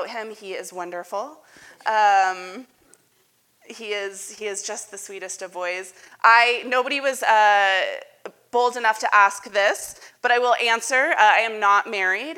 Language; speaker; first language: English; native; English